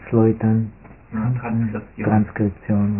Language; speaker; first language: German; non-native, fluent; Czech